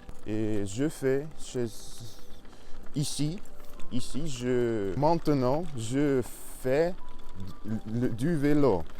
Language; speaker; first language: French; non-native, learner; Russian